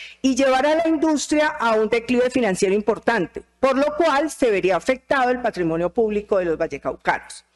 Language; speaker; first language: Spanish; native; Spanish